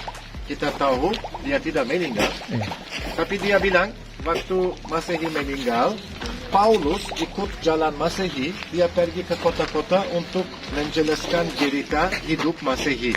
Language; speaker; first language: Indonesian; non-native, fluent; Turkish